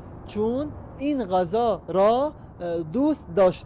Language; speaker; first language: Persian; non-native, learner; Arabic